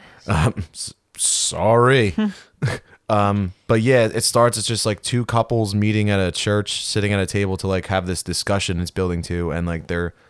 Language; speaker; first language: English; early bilingual, other home language; Filipino